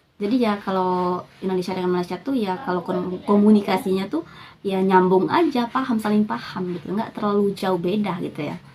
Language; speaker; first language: Indonesian; native; Indonesian